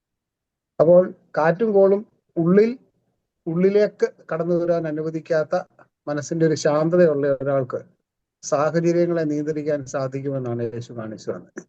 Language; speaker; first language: Malayalam; native; Malayalam